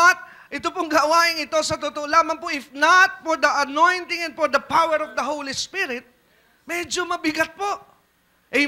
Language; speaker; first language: Filipino; native; Filipino